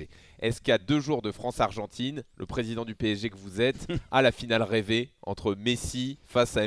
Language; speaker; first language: French; native; French